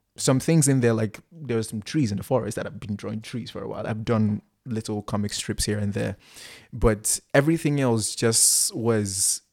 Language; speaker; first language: English; non-native, local second language; Igbo